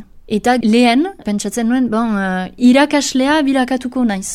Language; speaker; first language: Basque; non-native, local second language; French